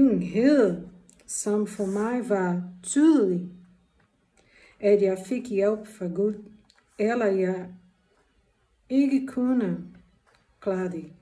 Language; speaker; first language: Danish; non-native, learner; Portuguese